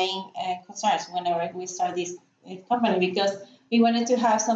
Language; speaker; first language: English; non-native, fluent; Spanish